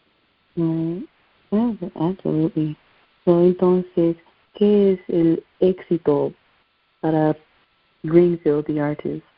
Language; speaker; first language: Spanish; non-native, learner; English